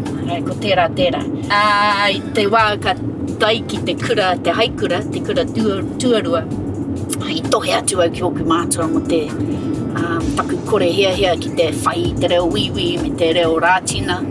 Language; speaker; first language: Māori; non-native, local second language; English